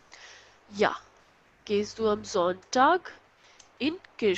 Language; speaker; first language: German; non-native, local second language; Hindi